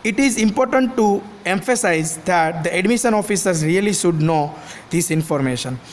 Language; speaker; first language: English; non-native, local second language; Gujarati